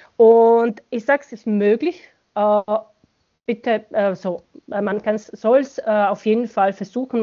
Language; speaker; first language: German; non-native, fluent; Bosnian